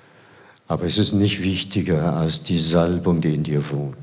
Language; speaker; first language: German; non-native, fluent; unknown